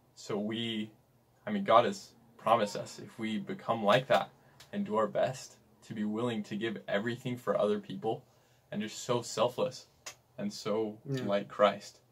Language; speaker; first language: English; native; English